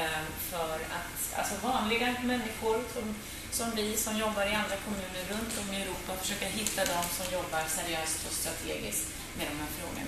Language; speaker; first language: Swedish; native; Swedish